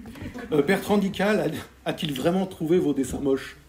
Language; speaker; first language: French; native; French